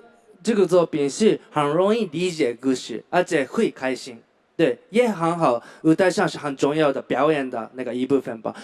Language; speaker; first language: Chinese; non-native, learner; Japanese